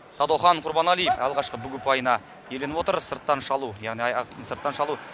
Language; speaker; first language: Kazakh; native; Kazakh